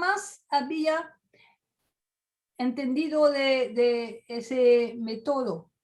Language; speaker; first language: Spanish; non-native, fluent; French